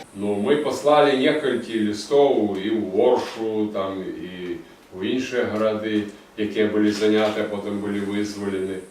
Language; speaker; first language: Belarusian; native; Belarusian